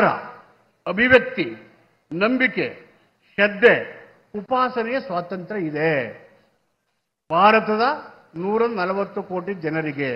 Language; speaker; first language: Kannada; native; Kannada